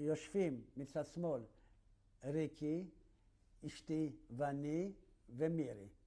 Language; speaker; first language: Hebrew; non-native, fluent; Yiddish